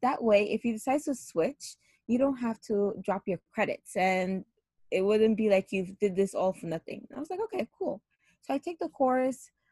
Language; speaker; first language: English; non-native, local second language; Hausa